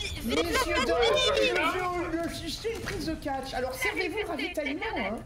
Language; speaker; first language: French; native; French